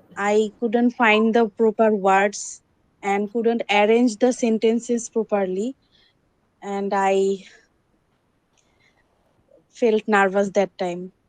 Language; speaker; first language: English; non-native, learner; Bangla